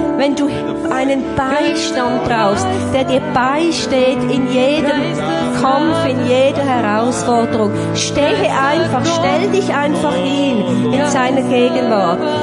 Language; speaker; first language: German; native; German